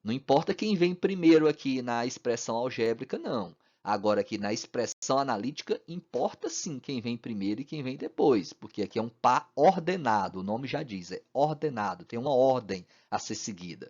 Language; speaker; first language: Portuguese; native; Portuguese